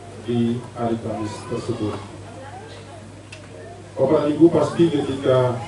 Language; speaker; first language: Indonesian; native; Indonesian